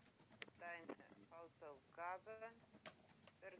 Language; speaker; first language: German; non-native, learner; Macedonian